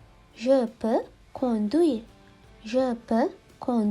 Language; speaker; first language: French; non-native, fluent; Sinhala